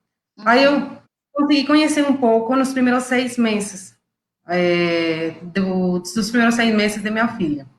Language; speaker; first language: Portuguese; non-native, fluent; Spanish